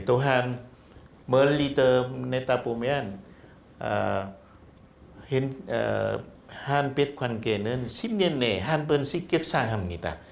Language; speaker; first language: Korean; non-native, fluent; Vietnamese